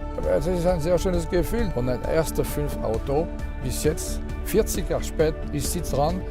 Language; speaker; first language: German; non-native, fluent; French